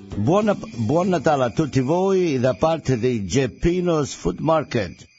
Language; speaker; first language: Italian; native; Italian